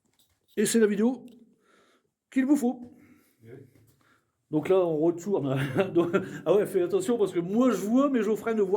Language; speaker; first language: French; native; French